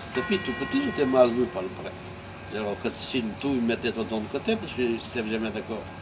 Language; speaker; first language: French; non-native, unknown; Portuguese